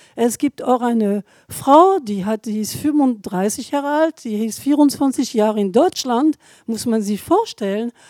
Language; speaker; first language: German; non-native, fluent; French